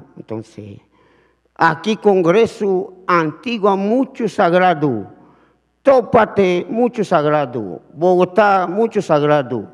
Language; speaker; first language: Spanish; non-native, learner; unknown